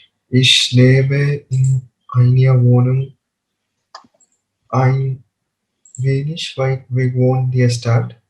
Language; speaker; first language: German; non-native, learner; Malayalam